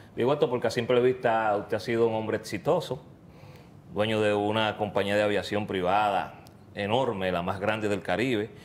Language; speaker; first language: Spanish; native; Spanish